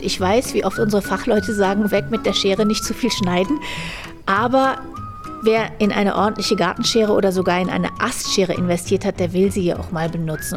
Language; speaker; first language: German; native; German